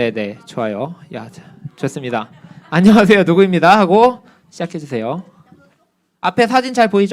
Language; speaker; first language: Korean; native; Korean